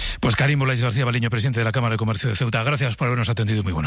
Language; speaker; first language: Spanish; native; Spanish